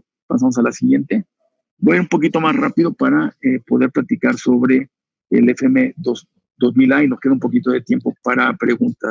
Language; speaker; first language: Spanish; native; Spanish